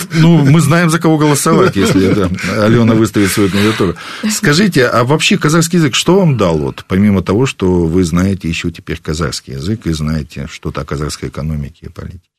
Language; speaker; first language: Russian; native; Russian